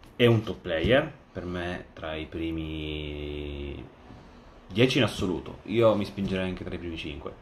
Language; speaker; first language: Italian; non-native, fluent; Arabic